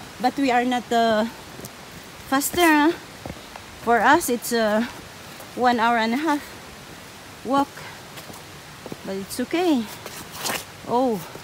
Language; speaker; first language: English; non-native, local second language; Cebuano